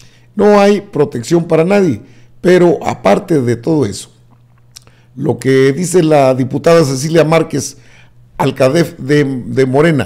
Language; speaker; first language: Spanish; native; Spanish